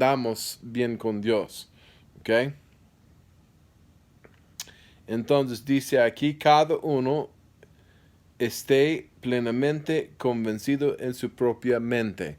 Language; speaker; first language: Spanish; non-native, fluent; English